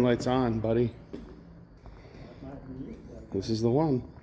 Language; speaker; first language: English; native; English